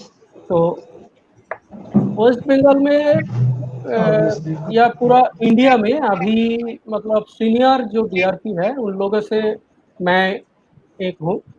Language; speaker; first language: Hindi; non-native, local second language; Bangla